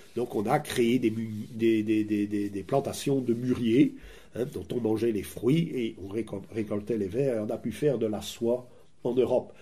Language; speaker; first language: French; native; French